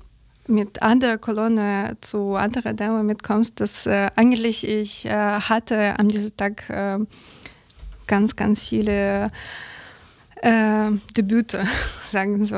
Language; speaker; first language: German; non-native, learner; Ukrainian